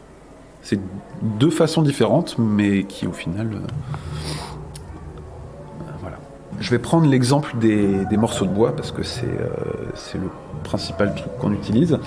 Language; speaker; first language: French; native; French